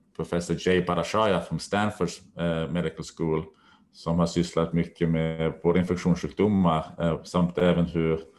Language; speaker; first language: Swedish; native; Swedish